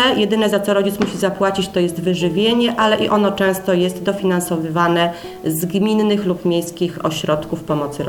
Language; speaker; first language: Polish; native; Polish